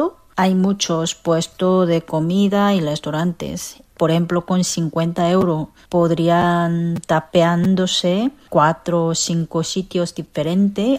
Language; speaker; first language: Spanish; non-native, fluent; Korean